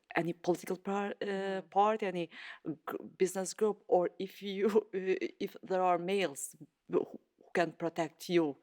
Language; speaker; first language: English; non-native, fluent; Albanian